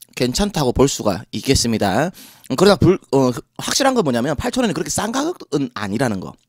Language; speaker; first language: Korean; native; Korean